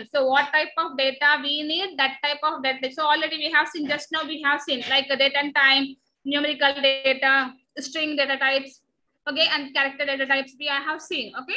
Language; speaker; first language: English; non-native, local second language; Telugu